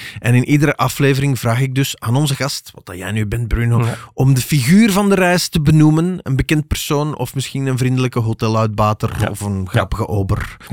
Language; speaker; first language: Dutch; native; Dutch